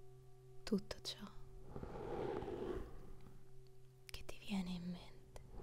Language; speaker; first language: Italian; native; Italian